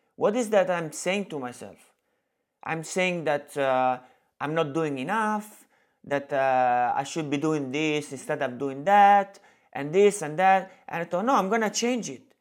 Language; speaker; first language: English; non-native, fluent; Italian